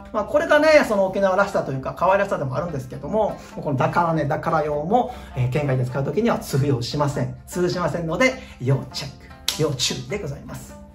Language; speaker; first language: Japanese; native; Japanese